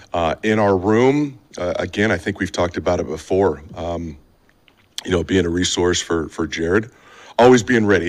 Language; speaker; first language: English; native; English